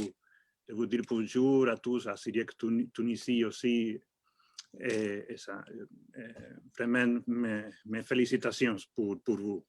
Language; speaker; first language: French; non-native, fluent; Spanish